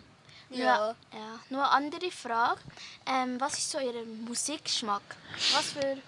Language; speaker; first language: German; native; German